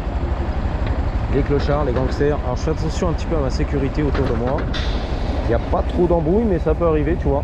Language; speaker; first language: French; native; French